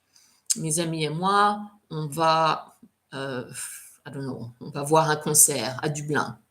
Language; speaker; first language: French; non-native, fluent; English